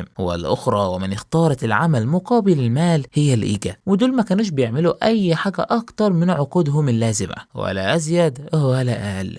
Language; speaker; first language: Arabic; native; Arabic